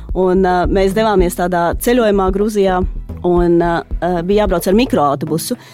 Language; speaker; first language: Latvian; native; Latvian